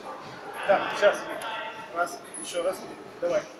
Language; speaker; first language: Russian; native; Russian